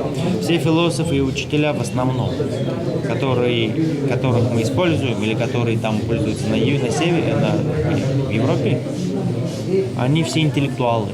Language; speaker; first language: Russian; native; Russian